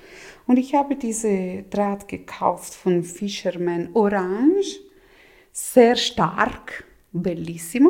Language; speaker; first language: German; non-native, local second language; Italian